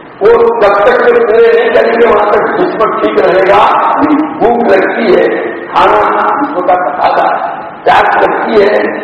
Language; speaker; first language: Urdu; native; Urdu